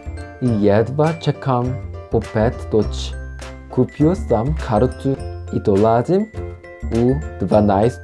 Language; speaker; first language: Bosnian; non-native, learner; Korean